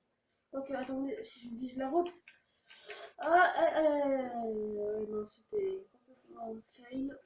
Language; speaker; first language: French; native; French